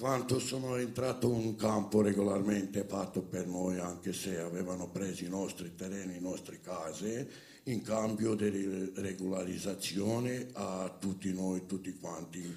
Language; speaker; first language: Italian; non-native, fluent; Romany